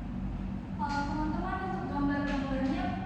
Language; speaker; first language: Indonesian; native; Indonesian